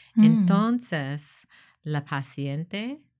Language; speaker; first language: Spanish; non-native, learner; English